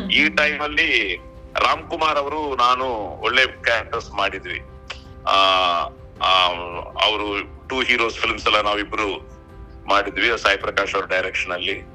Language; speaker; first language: Kannada; non-native, local second language; Telugu